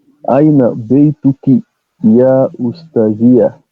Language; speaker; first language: Arabic; non-native, learner; French